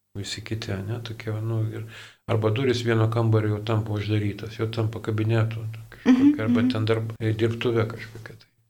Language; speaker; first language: Lithuanian; native; Lithuanian